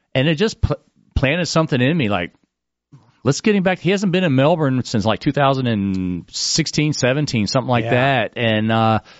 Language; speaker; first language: English; native; English